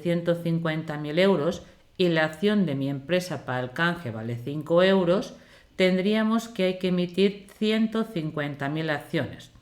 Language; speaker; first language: Spanish; native; Spanish